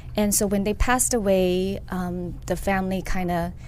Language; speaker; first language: English; early bilingual, other home language; Chinese